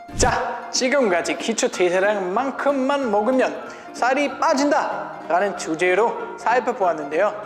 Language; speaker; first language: Korean; non-native, fluent; German